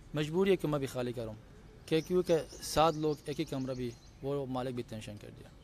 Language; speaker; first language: Hindi; non-native, learner; Persian